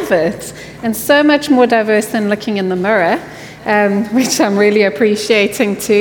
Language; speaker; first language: English; native; English